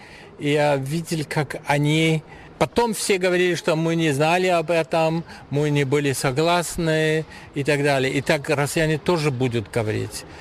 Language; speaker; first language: Russian; non-native, fluent; German